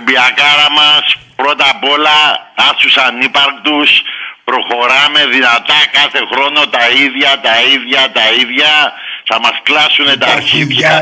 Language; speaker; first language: Greek; native; Greek